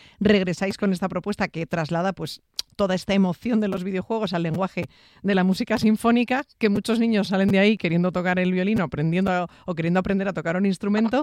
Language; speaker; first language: Spanish; native; Spanish